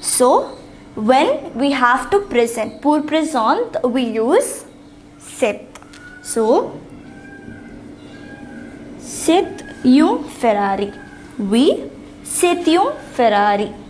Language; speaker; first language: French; non-native, fluent; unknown